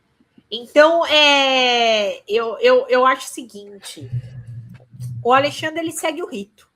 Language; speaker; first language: Portuguese; native; Portuguese